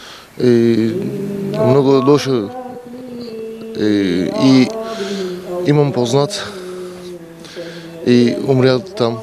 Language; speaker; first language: Bulgarian; non-native, learner; Turkish